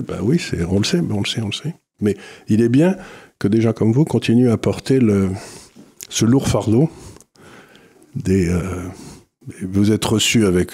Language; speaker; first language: French; native; French